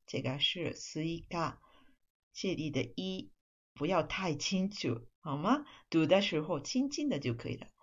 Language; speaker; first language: Chinese; non-native, fluent; Japanese